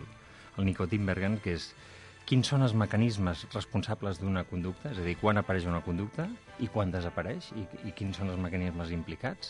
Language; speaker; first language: Catalan; native; Catalan